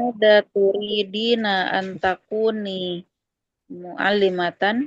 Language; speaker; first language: Arabic; non-native, learner; Indonesian